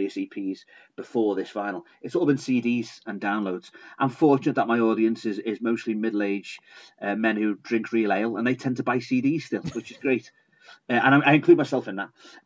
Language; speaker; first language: English; native; English